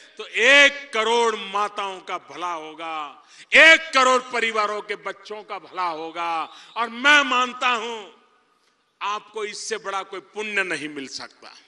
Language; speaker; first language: Hindi; non-native, local second language; Gujarati